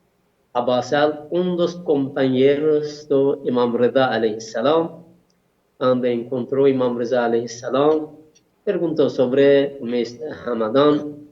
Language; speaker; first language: Portuguese; non-native, learner; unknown